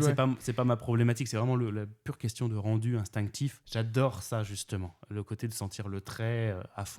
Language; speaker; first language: French; native; French